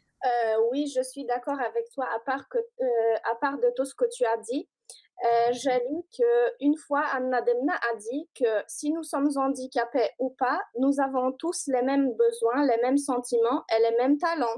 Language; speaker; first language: French; non-native, learner; Polish